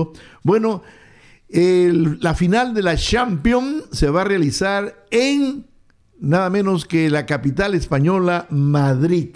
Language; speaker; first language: Spanish; native; Spanish